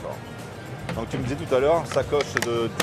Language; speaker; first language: French; native; French